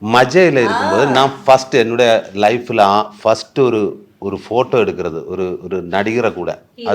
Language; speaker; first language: Tamil; non-native, learner; Malayalam